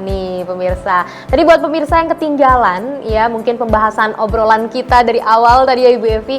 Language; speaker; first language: Indonesian; native; Indonesian